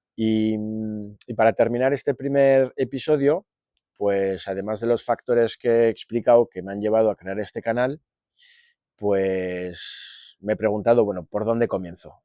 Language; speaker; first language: Spanish; native; Spanish